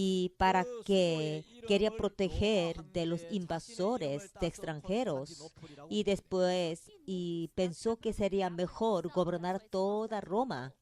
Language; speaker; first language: Spanish; non-native, fluent; Korean